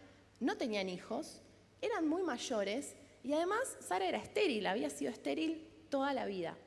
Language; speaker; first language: Spanish; native; Spanish